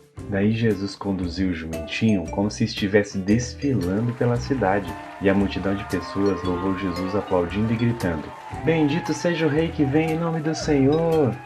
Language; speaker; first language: Portuguese; native; Portuguese